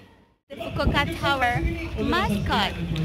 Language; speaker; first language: Japanese; non-native, learner; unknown